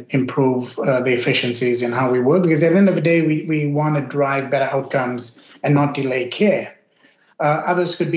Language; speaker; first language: English; native; English